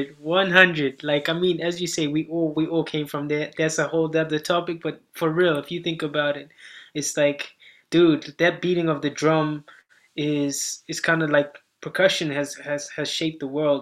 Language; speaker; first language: English; non-native, local second language; Shona